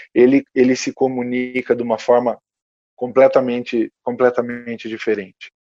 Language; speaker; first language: Portuguese; native; Portuguese